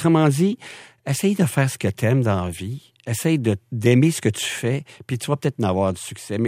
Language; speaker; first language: French; native; French